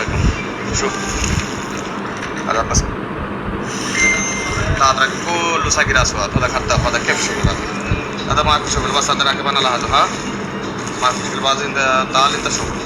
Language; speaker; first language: Arabic; non-native, learner; Bangla